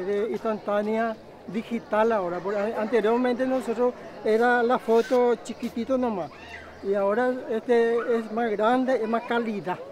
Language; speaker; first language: Spanish; non-native, local second language; Guarani